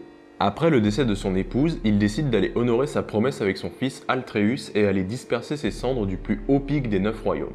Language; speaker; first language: French; native; French